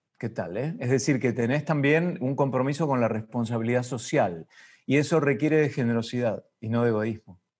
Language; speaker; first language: Spanish; native; Spanish